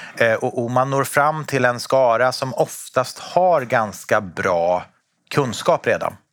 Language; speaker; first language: Swedish; native; Swedish